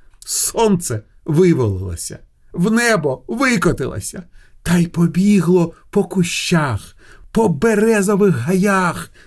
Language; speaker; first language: Ukrainian; non-native, local second language; Russian